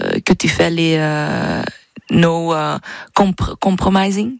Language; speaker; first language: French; non-native, fluent; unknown